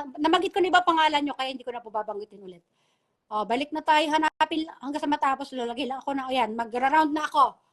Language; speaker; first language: Filipino; non-native, local second language; Bikol